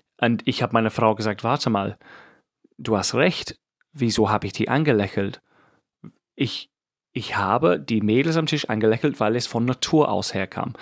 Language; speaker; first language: German; non-native, fluent; English